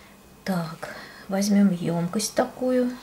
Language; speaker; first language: Russian; native; Russian